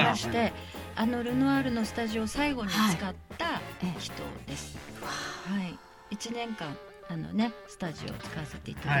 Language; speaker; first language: Japanese; native; Japanese